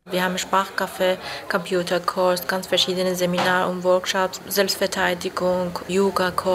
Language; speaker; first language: German; non-native, learner; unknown